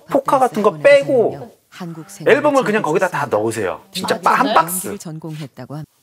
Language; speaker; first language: Korean; native; Korean